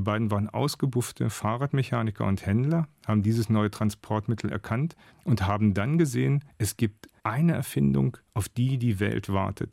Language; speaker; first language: German; native; German